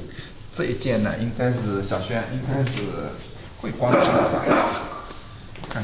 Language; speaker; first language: Chinese; native; Chinese